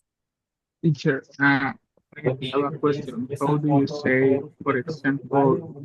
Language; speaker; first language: English; non-native, learner; Spanish